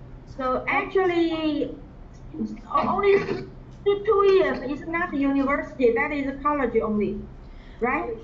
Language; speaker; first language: English; non-native, learner; Chinese